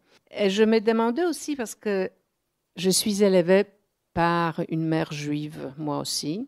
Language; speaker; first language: French; non-native, fluent; Polish